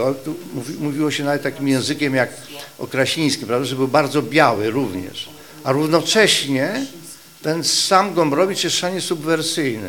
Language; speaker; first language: Polish; native; Polish